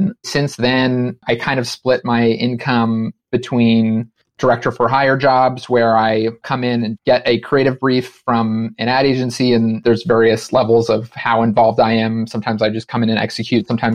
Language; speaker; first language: English; native; English